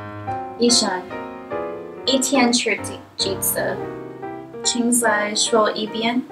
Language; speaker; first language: Chinese; non-native, learner; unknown